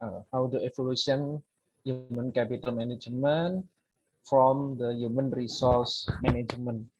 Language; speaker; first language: English; non-native, learner; Indonesian